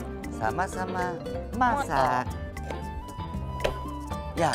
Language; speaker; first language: Indonesian; non-native, learner; Japanese